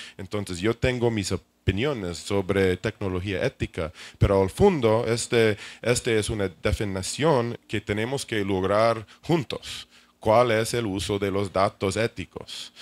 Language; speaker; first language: Spanish; non-native, fluent; English